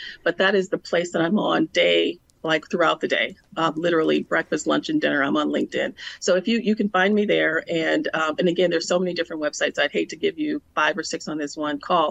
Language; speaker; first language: English; native; English